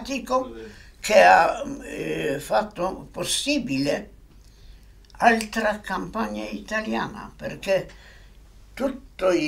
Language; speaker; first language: Italian; non-native, fluent; Polish